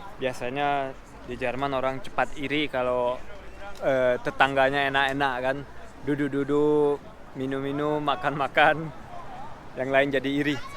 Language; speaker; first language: Indonesian; early bilingual, heritage; Indonesian